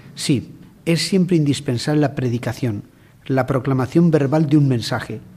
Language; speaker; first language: Spanish; native; Spanish